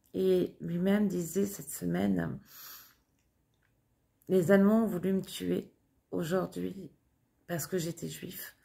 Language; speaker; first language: French; native; French